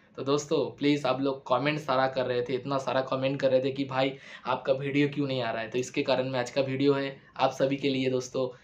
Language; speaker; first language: Hindi; non-native, local second language; Bangla